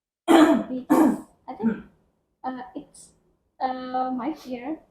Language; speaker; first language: English; non-native, learner; Indonesian